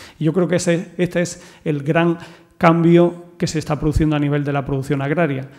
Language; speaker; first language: Spanish; native; Spanish